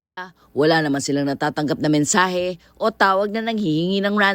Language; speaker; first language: Filipino; native; Filipino